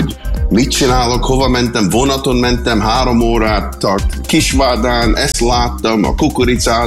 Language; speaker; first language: Hungarian; early bilingual, heritage; English